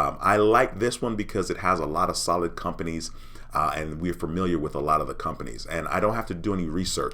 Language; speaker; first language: English; native; English